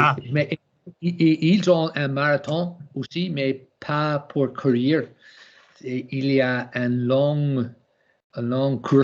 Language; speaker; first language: French; non-native, learner; English